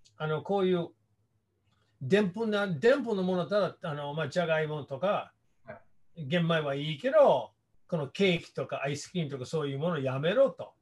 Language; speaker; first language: Japanese; non-native, fluent; English